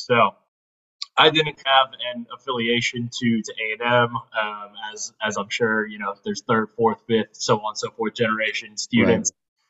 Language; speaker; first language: English; native; English